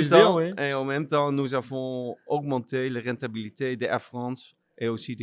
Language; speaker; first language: French; non-native, learner; Dutch